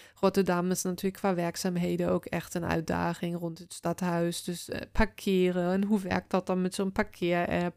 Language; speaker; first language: Dutch; non-native, fluent; German